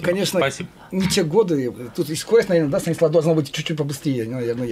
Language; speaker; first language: Russian; non-native, fluent; Azerbaijani